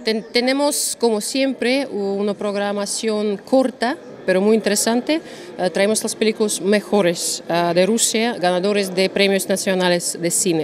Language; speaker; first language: Spanish; non-native, fluent; Russian